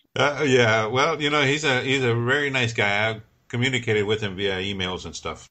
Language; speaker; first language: English; native; English